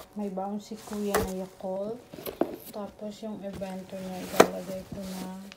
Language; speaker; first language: Filipino; native; Filipino